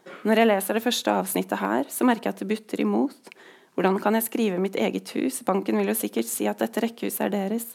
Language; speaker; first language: Norwegian; native; Norwegian